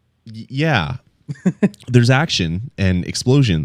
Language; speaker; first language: English; native; English